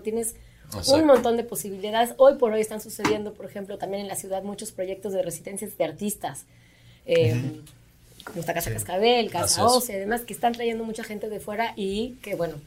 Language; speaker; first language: Spanish; native; Spanish